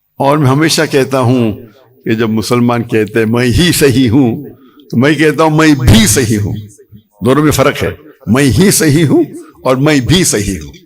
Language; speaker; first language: Urdu; non-native, local second language; Konkani